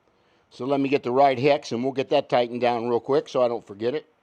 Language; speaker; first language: English; native; English